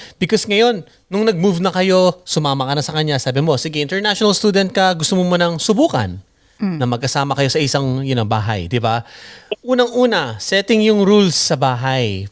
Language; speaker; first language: Filipino; native; Filipino